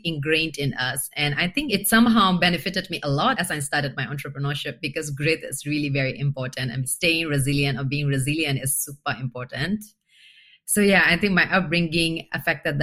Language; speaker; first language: English; non-native, fluent; Burmese